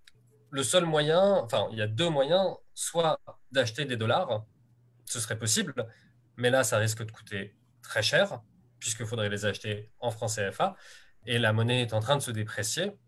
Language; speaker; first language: French; native; French